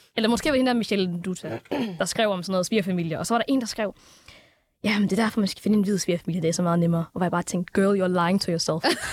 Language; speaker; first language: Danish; early bilingual, other home language; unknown